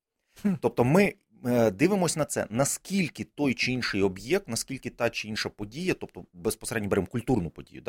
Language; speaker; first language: Ukrainian; native; Ukrainian